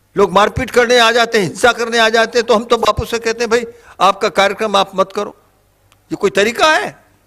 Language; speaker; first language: Hindi; native; Hindi